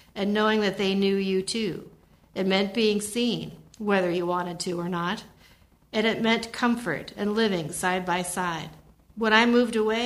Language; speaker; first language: English; native; English